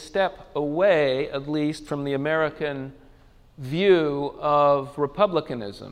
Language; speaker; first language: English; native; English